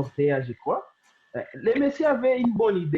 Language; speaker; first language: French; non-native, local second language; Swahili